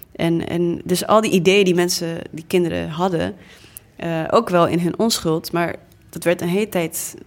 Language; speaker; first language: Dutch; early bilingual, other home language; English